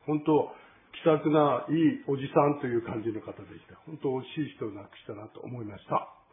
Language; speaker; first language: Japanese; native; Japanese